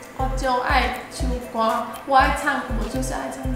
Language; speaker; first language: Chinese; non-native, fluent; English